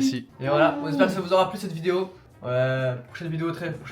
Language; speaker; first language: French; native; French